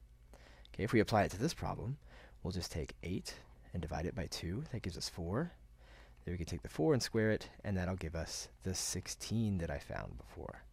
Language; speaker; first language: English; native; English